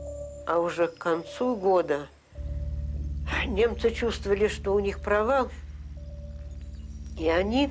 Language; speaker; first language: Russian; native; Russian